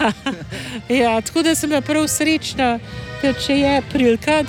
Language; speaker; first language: Slovenian; early bilingual, heritage; English